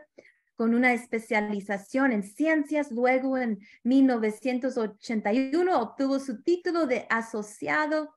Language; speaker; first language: Spanish; early bilingual, heritage; Spanish